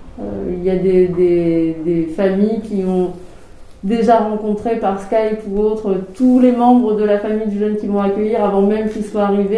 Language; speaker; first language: French; native; French